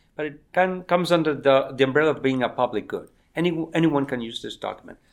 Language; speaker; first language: English; non-native, fluent; Spanish